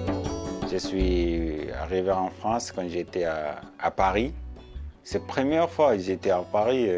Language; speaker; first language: French; non-native, learner; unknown